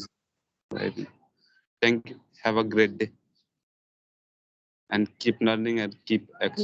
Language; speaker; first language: English; non-native, learner; Hindi